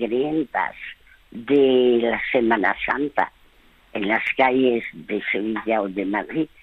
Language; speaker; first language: Spanish; early bilingual, other home language; French